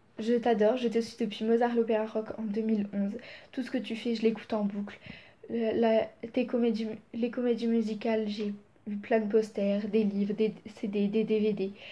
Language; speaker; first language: French; native; French